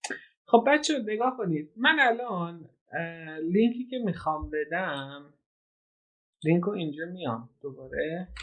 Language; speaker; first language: Persian; native; Persian